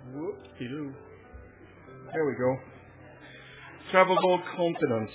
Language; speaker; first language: English; non-native, fluent; Dutch